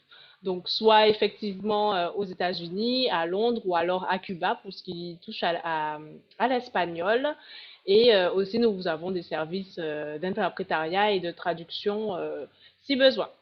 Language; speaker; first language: French; native; French